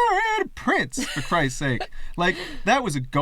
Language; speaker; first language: English; native; English